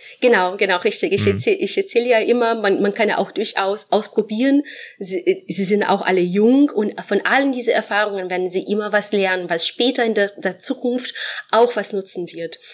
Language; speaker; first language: German; non-native, fluent; Portuguese